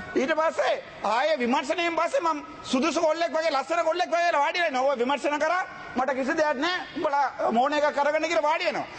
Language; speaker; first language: Sinhala; non-native, local second language; Tamil